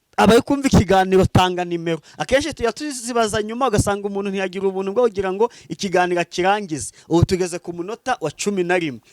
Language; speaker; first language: Kinyarwanda; native; Kinyarwanda